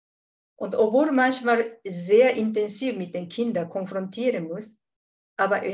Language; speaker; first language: German; non-native, fluent; Japanese